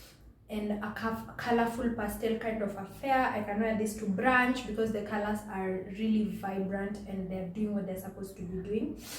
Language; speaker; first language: English; non-native, local second language; Swahili